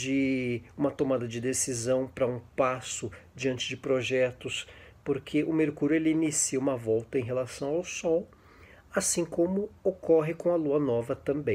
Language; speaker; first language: Portuguese; native; Portuguese